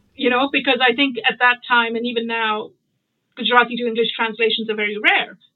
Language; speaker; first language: English; non-native, local second language; Gujarati